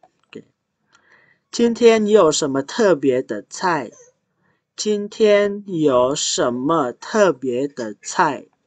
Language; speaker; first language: Chinese; non-native, fluent; Indonesian